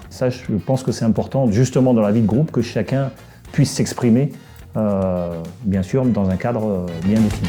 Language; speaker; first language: French; native; French